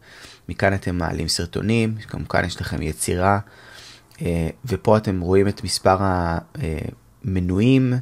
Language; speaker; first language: Hebrew; native; Hebrew